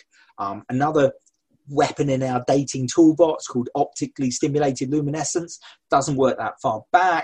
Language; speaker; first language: English; native; English